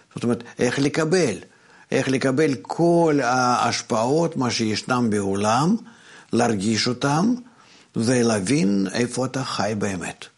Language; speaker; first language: Hebrew; non-native, fluent; Russian